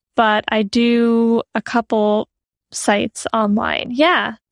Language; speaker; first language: English; native; English